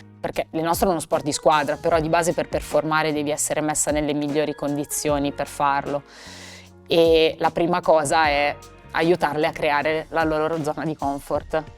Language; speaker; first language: Italian; native; Italian